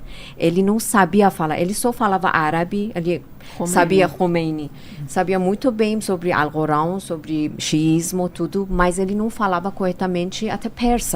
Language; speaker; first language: Portuguese; non-native, fluent; Persian